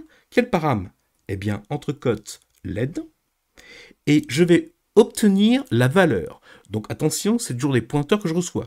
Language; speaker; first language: French; native; French